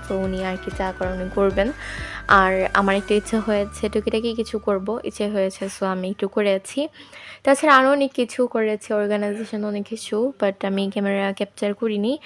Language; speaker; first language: Bangla; non-native, local second language; Sylheti